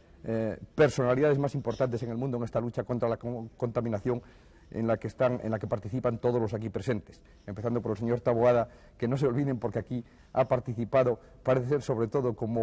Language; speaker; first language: Spanish; native; Spanish